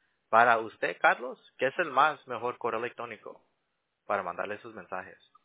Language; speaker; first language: Spanish; early bilingual, heritage; Spanish